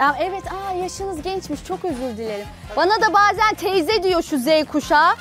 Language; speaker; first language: Turkish; native; Turkish